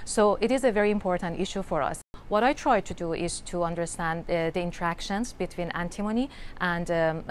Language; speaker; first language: English; non-native, fluent; Persian